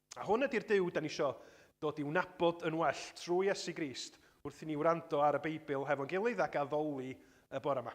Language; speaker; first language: Welsh; native; Welsh